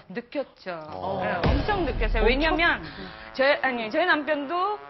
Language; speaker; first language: Korean; non-native, fluent; Indonesian